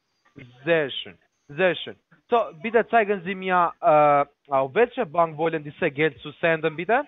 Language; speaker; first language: German; non-native, learner; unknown